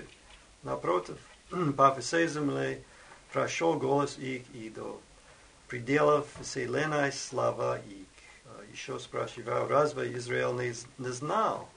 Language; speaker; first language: Russian; non-native, fluent; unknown